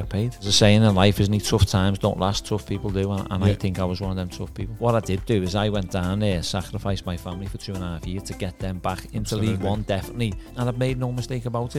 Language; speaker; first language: English; native; English